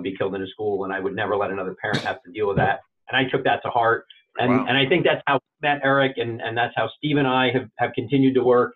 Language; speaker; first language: English; native; English